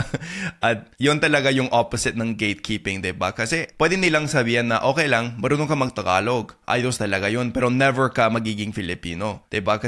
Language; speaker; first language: Filipino; non-native, fluent; English